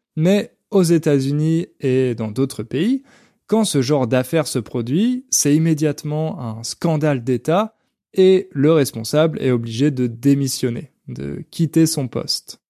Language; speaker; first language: French; native; French